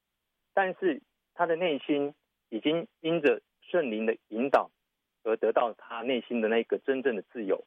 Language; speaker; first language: Chinese; native; Chinese